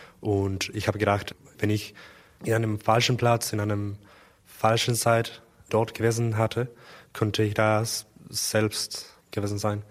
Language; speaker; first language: German; non-native, learner; Spanish